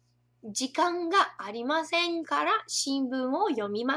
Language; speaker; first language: Japanese; non-native, fluent; Portuguese